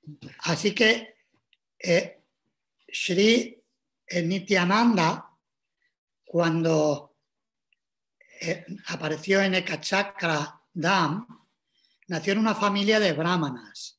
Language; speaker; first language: Spanish; native; Spanish